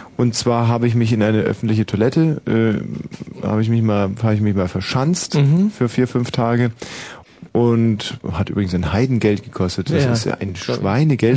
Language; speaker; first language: German; native; German